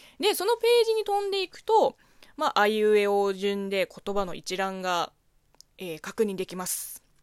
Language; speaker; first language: Japanese; non-native, fluent; Chinese